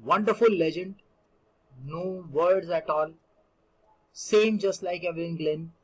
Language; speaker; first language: English; non-native, local second language; Hindi